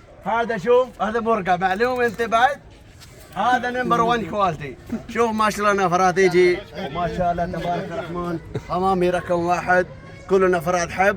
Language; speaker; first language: Arabic; non-native, learner; Punjabi